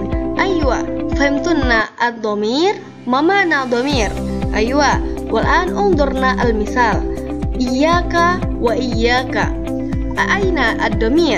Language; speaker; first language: Arabic; non-native, learner; Indonesian